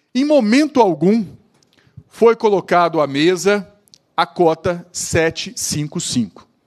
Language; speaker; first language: Portuguese; native; Portuguese